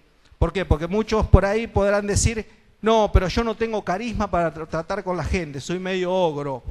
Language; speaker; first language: Spanish; native; Spanish